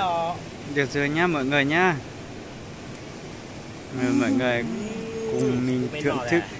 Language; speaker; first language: Vietnamese; non-native, local second language; Hmong